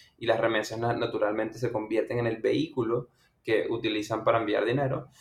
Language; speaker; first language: Spanish; native; Spanish